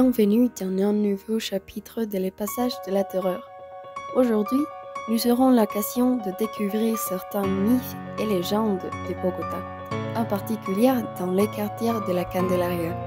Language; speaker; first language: French; non-native, learner; Spanish